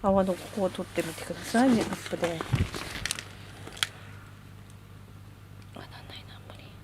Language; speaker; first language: Japanese; native; Japanese